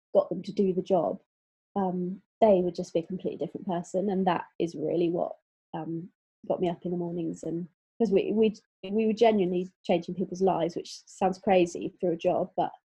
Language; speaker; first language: English; native; English